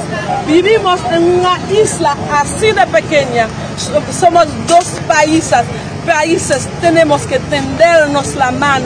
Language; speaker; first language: Spanish; non-native, fluent; Haitian Creole